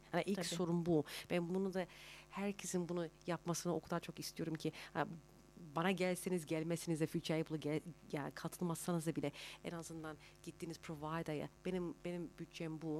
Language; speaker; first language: Turkish; early bilingual, heritage; Turkish